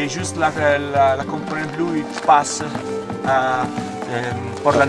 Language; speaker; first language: French; non-native, learner; Italian